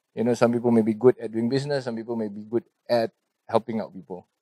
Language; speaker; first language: English; non-native, local second language; Malay